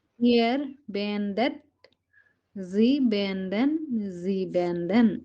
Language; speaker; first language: German; non-native, learner; Hindi